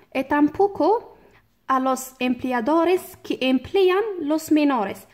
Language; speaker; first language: Spanish; non-native, fluent; Arabic